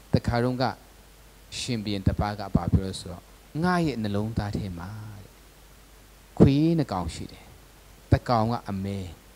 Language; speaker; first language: Burmese; non-native, local second language; Tedim Chin